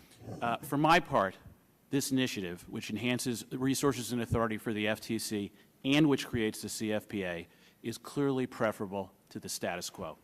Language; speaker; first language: English; native; English